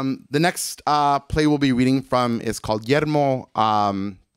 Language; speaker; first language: English; early bilingual, other home language; Spanish